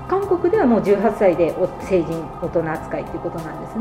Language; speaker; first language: Japanese; native; Japanese